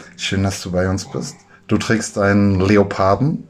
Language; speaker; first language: German; native; German